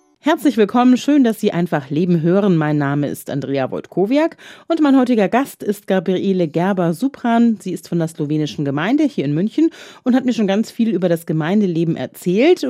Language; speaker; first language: German; native; German